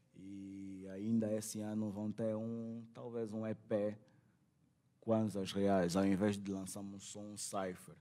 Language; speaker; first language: Portuguese; native; Portuguese